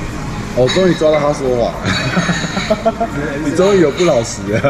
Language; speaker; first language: Chinese; native; Chinese